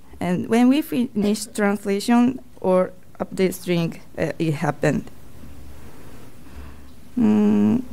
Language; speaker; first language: English; non-native, learner; Japanese